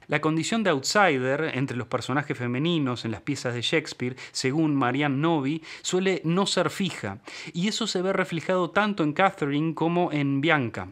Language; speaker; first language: Spanish; native; Spanish